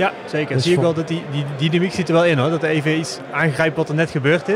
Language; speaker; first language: Dutch; native; Dutch